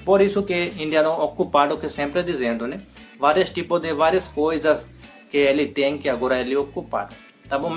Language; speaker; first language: Portuguese; non-native, learner; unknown